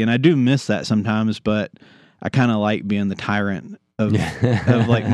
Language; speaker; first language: English; native; English